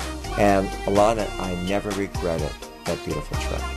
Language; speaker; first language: English; native; English